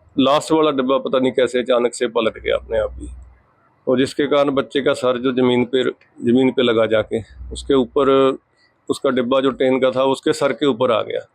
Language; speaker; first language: Hindi; non-native, local second language; Punjabi